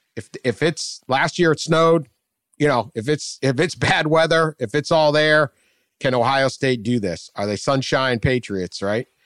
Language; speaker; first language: English; native; English